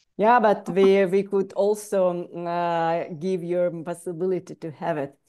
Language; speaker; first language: English; non-native, fluent; Ukrainian